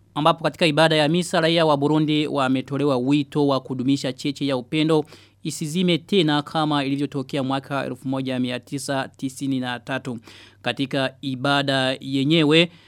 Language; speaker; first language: Swahili; non-native, local second language; Rundi